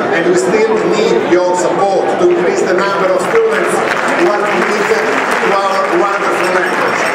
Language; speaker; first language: English; non-native, fluent; Italian